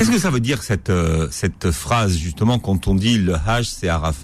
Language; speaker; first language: French; native; French